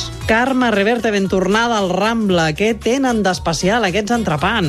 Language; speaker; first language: Catalan; native; Catalan